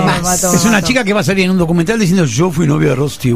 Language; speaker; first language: Spanish; native; Spanish